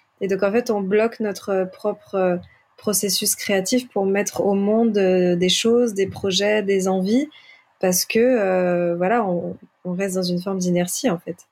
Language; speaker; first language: French; native; French